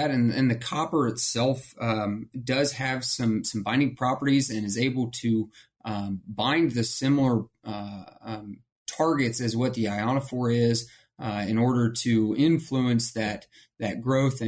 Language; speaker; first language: English; native; English